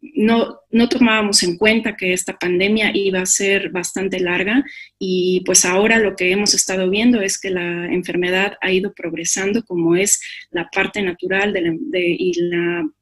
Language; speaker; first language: Spanish; native; Spanish